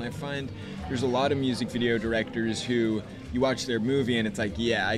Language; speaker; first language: English; native; English